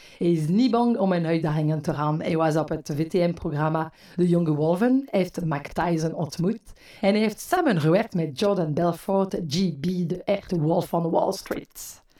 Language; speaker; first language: Dutch; non-native, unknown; French